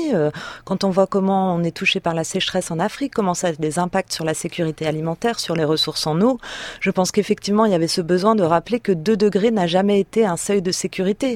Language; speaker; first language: French; native; French